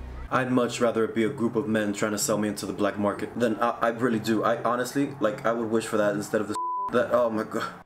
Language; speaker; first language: English; native; English